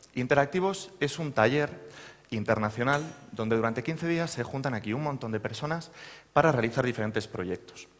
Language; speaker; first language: Spanish; native; Spanish